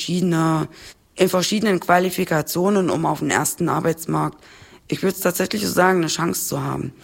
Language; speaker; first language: German; native; German